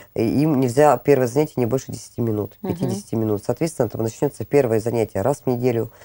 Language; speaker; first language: Russian; native; Russian